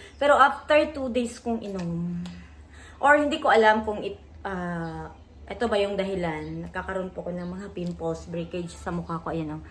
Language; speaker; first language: Filipino; non-native, local second language; Cebuano